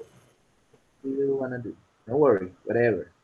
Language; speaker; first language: English; non-native, learner; Spanish